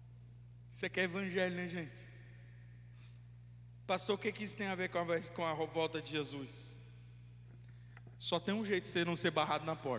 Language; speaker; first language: Portuguese; native; Portuguese